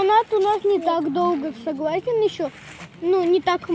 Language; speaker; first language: Russian; native; Russian